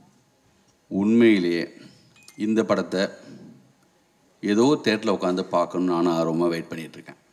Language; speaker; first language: Tamil; native; Tamil